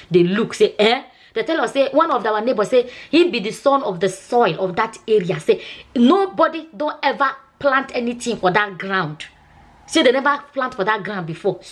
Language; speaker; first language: Nigerian Pidgin; non-native, local second language; Igbo